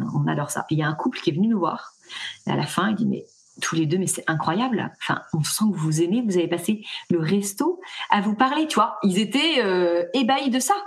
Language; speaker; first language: French; native; French